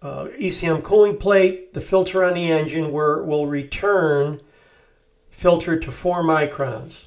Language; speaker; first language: English; native; English